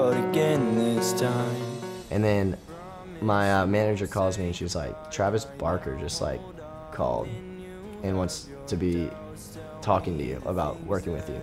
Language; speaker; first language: English; native; English